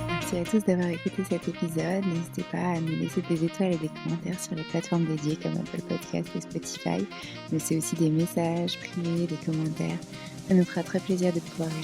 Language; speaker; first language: French; native; French